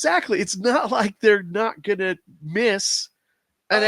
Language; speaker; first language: English; native; English